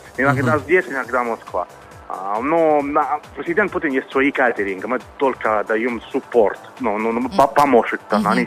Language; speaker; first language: Russian; non-native, learner; Italian